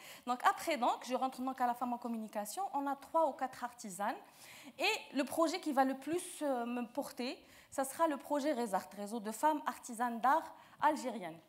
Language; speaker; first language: French; non-native, local second language; Arabic